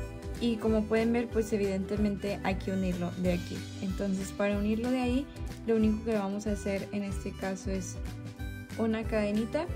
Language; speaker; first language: Spanish; native; Spanish